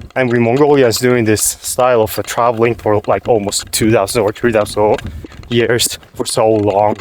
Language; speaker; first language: English; non-native, fluent; Mongolian